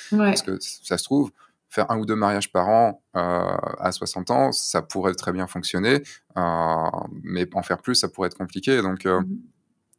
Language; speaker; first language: French; native; French